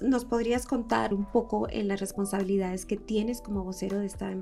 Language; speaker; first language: Spanish; non-native, fluent; English